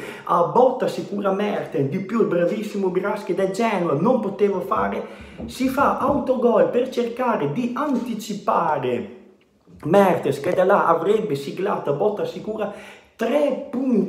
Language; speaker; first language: Italian; native; Italian